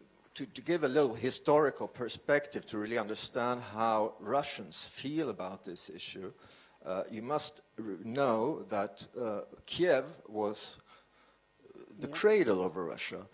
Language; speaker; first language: English; non-native, fluent; French